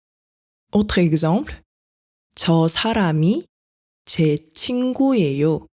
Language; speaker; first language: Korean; non-native, fluent; French